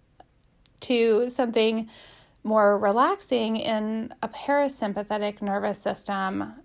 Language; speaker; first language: English; native; English